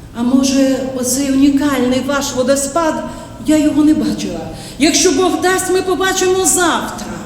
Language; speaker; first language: Ukrainian; native; Ukrainian